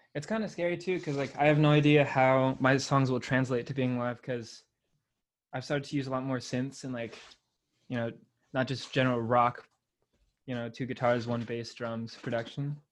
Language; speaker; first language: English; native; English